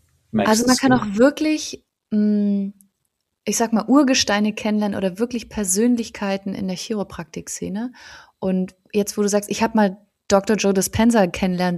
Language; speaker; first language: German; native; German